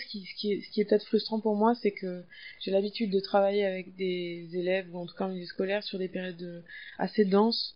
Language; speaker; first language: French; native; French